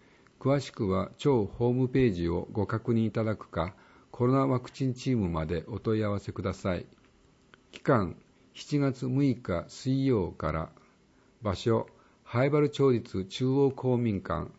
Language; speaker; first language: Japanese; native; Japanese